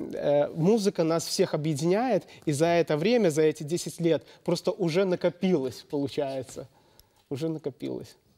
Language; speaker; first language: Russian; native; Russian